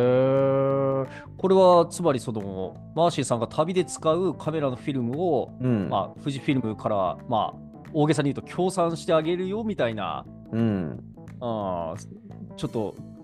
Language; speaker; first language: Japanese; native; Japanese